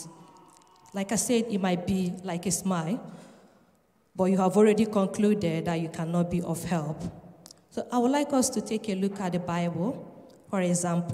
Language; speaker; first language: English; non-native, local second language; Igbo